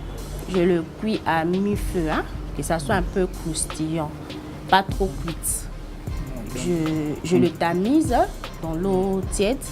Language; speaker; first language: French; non-native, local second language; Lingala